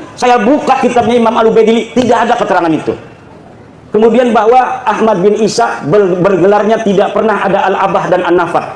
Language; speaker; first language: Indonesian; non-native, local second language; Javanese